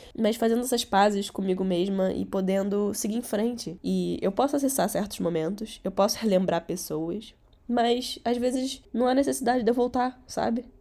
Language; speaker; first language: Portuguese; early bilingual, other home language; Catalan